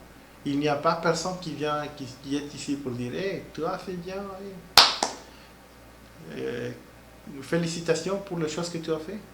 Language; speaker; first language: French; non-native, learner; Spanish